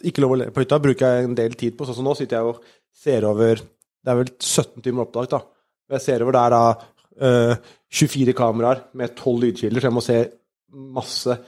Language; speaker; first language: Norwegian; native; Norwegian